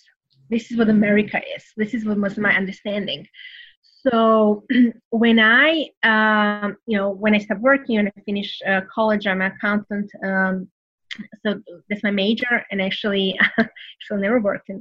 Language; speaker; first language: English; non-native, fluent; Serbian